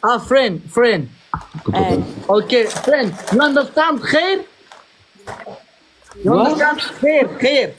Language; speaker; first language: English; non-native, learner; Arabic